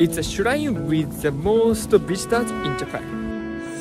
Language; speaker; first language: English; non-native, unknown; Japanese